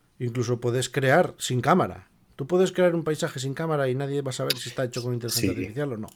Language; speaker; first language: Spanish; native; Spanish